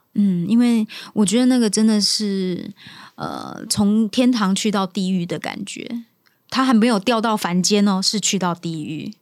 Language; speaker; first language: Chinese; non-native, local second language; Min Nan Chinese